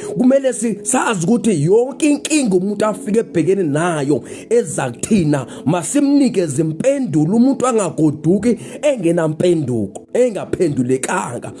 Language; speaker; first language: Zulu; non-native, local second language; Xhosa